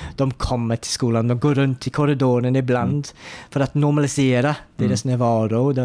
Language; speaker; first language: Swedish; non-native, fluent; English